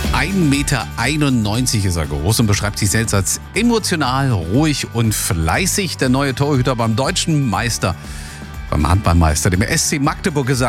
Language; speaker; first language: German; native; German